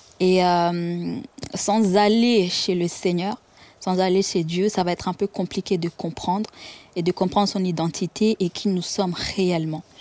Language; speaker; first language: French; non-native, local second language; Kinyarwanda